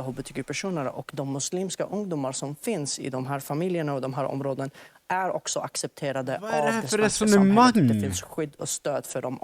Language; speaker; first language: Swedish; non-native, fluent; Arabic